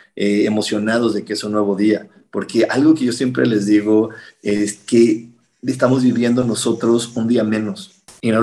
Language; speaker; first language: Spanish; native; Spanish